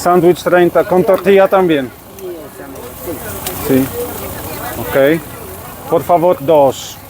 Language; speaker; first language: Spanish; non-native, learner; Polish